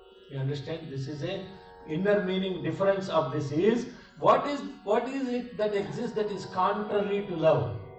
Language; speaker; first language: English; non-native, local second language; Telugu